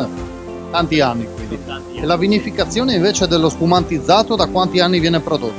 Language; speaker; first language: Italian; native; Italian